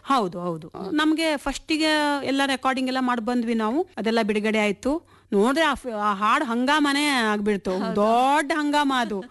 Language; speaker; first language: Kannada; non-native, local second language; Konkani